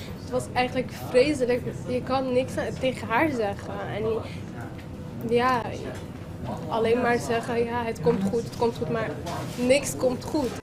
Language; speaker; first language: Dutch; non-native, local second language; Papiamento